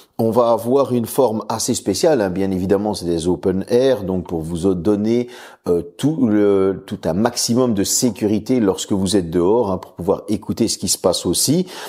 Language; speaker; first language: French; native; French